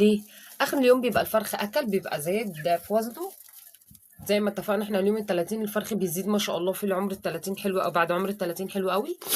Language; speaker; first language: Arabic; native; Arabic